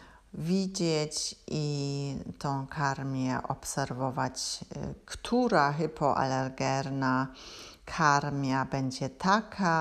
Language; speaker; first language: Polish; non-native, learner; German